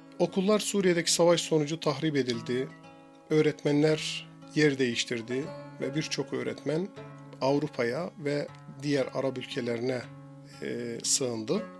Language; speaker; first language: Turkish; native; Turkish